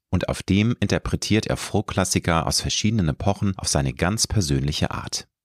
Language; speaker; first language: German; native; German